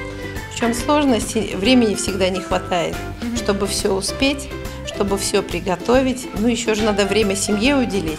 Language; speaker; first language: Russian; native; Russian